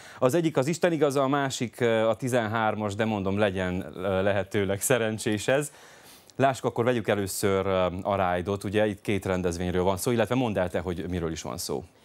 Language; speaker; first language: Hungarian; native; Hungarian